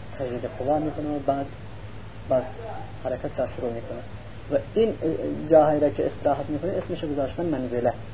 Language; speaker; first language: Persian; non-native, local second language; Central Kurdish